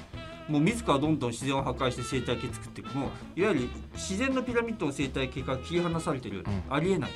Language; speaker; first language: Japanese; native; Japanese